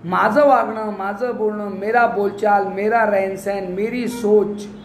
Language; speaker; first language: Hindi; non-native, local second language; Marathi